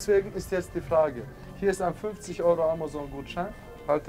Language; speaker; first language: German; native; German